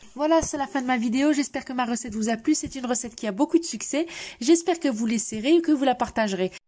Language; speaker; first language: French; non-native, local second language; Arabic